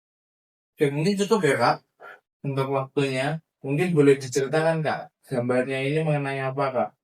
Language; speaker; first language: Indonesian; native; Indonesian